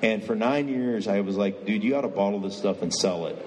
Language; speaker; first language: English; native; English